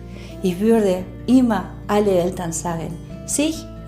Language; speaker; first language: German; non-native, fluent; Spanish